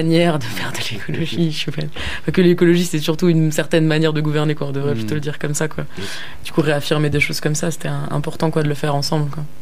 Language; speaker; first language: French; native; French